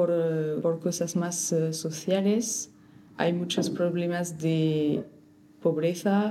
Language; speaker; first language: Spanish; non-native, fluent; French